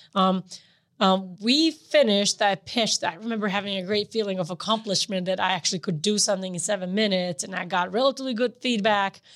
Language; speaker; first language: English; non-native, fluent; Serbian